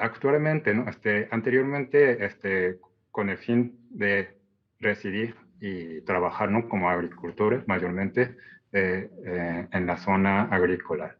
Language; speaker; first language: Spanish; non-native, fluent; Japanese